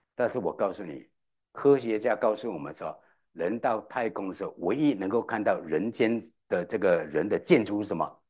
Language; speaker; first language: Chinese; native; Chinese